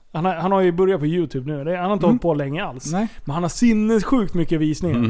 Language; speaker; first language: Swedish; native; Swedish